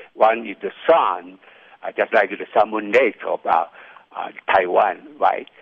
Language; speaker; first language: English; non-native, fluent; Chinese